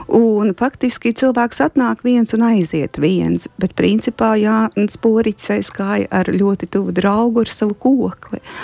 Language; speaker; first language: Latvian; native; Latvian